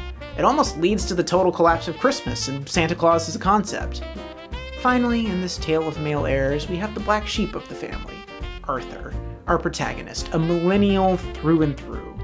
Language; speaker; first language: English; native; English